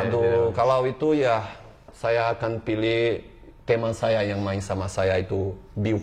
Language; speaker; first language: Indonesian; non-native, fluent; Portuguese